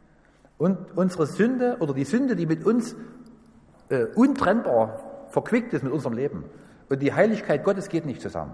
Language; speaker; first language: German; native; German